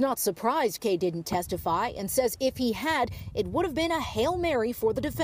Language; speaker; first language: English; native; English